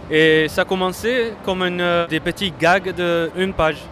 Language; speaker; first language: French; non-native, fluent; Dutch